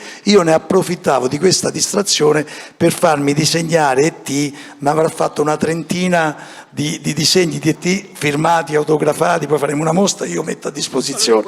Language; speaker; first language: Italian; native; Italian